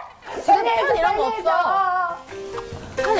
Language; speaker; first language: Korean; native; Korean